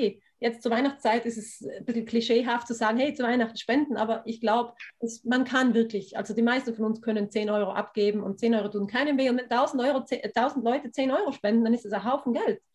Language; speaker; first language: German; native; German